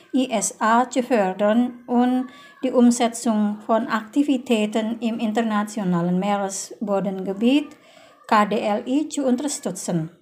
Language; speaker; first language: German; non-native, fluent; Indonesian